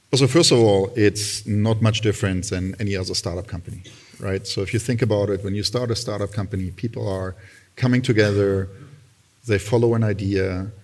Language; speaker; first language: English; non-native, fluent; German